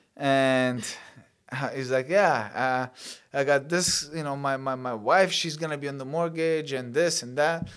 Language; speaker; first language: English; early bilingual, other home language; Italian